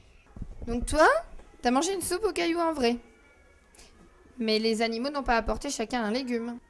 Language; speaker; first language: French; native; French